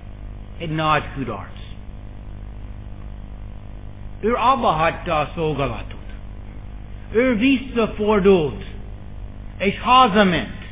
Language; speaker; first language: Hungarian; non-native, fluent; English